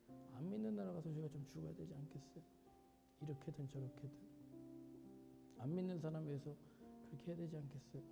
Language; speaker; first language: Korean; native; Korean